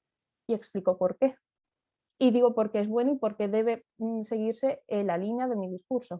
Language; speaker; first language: Spanish; native; Spanish